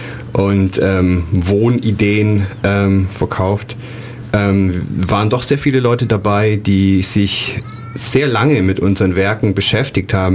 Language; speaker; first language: German; native; German